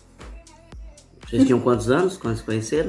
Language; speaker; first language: Portuguese; native; Portuguese